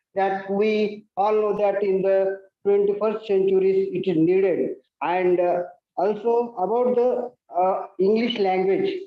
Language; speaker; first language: English; non-native, local second language; Marathi